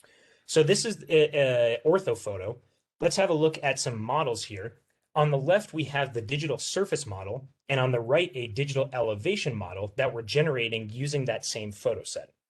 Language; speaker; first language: English; native; English